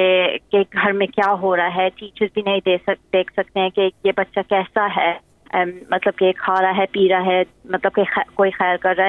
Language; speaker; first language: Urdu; early bilingual, heritage; English